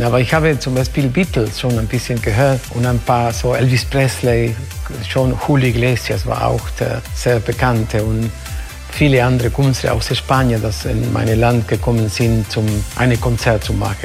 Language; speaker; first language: German; non-native, fluent; Spanish